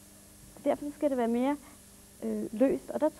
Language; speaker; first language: Danish; native; Danish